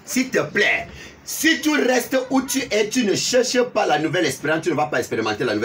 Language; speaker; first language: French; non-native, local second language; English